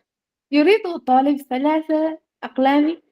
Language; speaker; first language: Arabic; non-native, fluent; Urdu